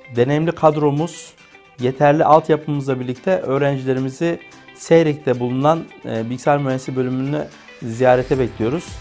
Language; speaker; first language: Turkish; native; Turkish